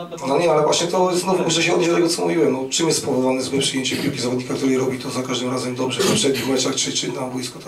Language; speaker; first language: Polish; native; Polish